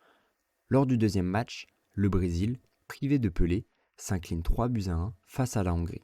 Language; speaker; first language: French; native; French